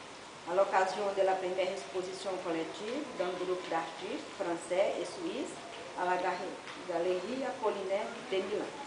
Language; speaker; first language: French; non-native, learner; Portuguese